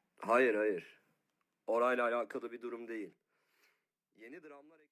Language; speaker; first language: Turkish; native; Turkish